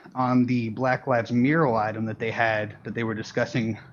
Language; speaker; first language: English; native; English